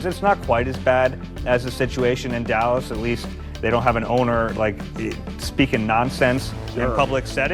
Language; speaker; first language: English; native; English